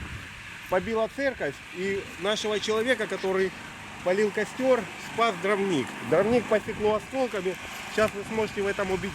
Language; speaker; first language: Russian; native; Russian